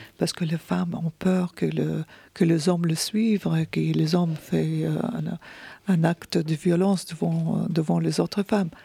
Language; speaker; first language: French; non-native, fluent; Arabic